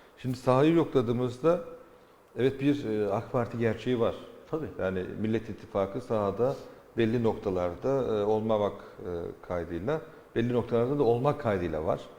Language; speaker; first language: Turkish; native; Turkish